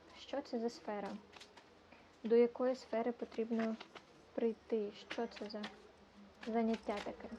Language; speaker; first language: Ukrainian; non-native, local second language; Russian